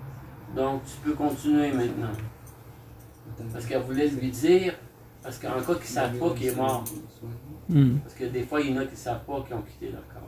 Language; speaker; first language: French; native; French